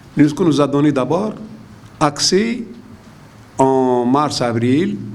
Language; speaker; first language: French; non-native, local second language; Arabic